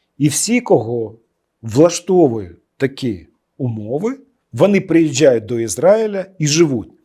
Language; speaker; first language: Ukrainian; non-native, local second language; Russian